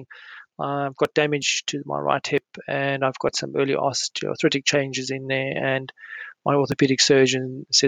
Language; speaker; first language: English; native; English